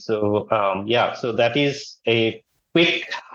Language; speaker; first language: English; non-native, local second language; Bangla